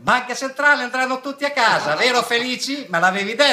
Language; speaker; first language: Italian; native; Italian